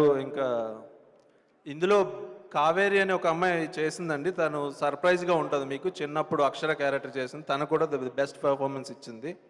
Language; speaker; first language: Telugu; native; Telugu